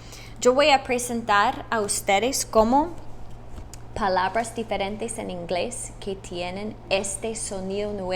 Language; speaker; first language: Spanish; non-native, fluent; English